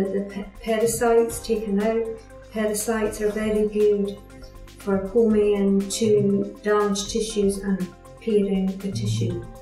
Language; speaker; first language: English; native; English